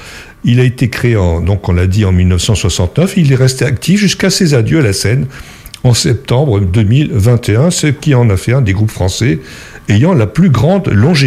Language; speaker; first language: French; native; French